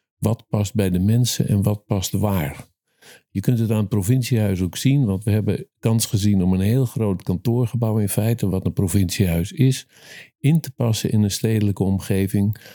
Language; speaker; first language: Dutch; native; Dutch